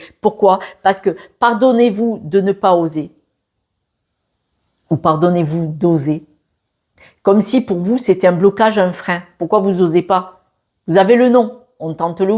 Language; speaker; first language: French; native; French